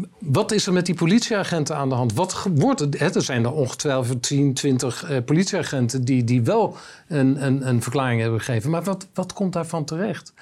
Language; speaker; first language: Dutch; native; Dutch